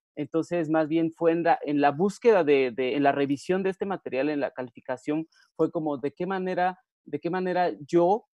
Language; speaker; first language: Spanish; non-native, local second language; Mixtepec Mixtec